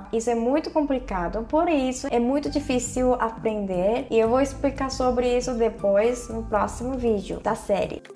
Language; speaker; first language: Portuguese; non-native, fluent; Korean